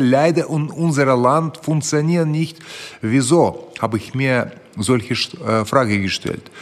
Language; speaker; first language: German; non-native, fluent; Russian